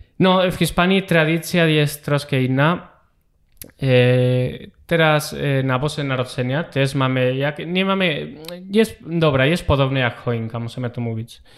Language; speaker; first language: Polish; non-native, learner; Spanish